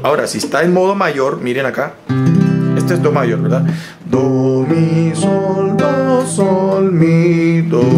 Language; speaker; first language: Spanish; native; Spanish